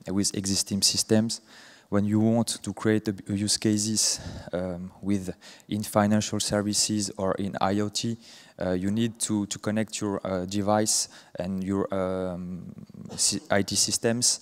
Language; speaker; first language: English; non-native, fluent; French